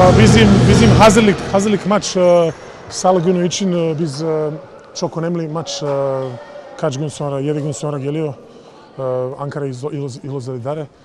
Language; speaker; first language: Turkish; non-native, learner; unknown